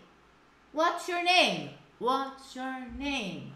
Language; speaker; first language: English; non-native, fluent; Portuguese